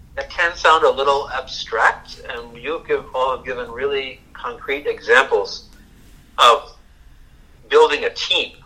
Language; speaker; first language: English; native; English